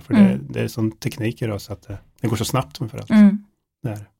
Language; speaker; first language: Swedish; native; Swedish